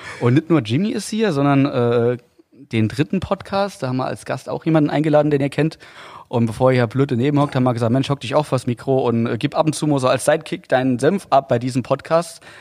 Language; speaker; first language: German; native; German